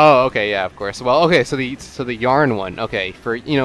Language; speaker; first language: English; native; English